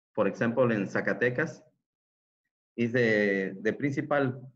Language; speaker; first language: English; non-native, learner; Spanish